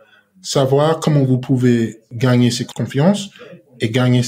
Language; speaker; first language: French; non-native, learner; English